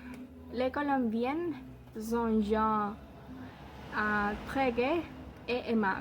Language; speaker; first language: French; non-native, learner; Spanish